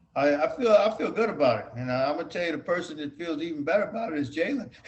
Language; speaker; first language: English; native; English